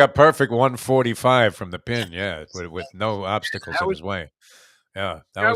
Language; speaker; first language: English; native; English